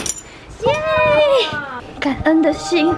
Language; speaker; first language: Chinese; native; Chinese